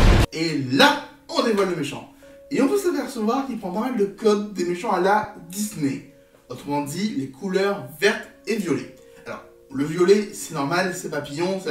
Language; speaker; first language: French; native; French